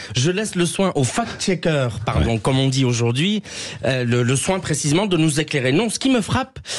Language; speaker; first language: French; native; French